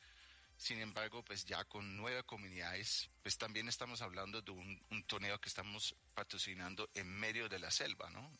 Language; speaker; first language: Spanish; native; Spanish